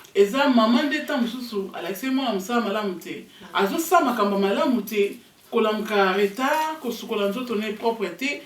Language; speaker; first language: Lingala; non-native, local second language; Kongo